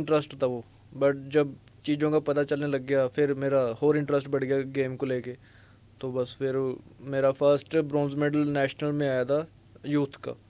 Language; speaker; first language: Hindi; non-native, local second language; Punjabi